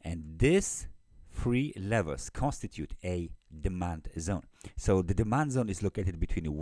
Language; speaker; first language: English; non-native, fluent; Polish